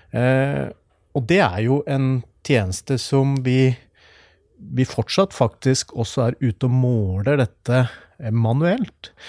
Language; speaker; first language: Norwegian; native; Norwegian